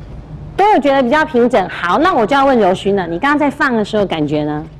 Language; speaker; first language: Chinese; native; Chinese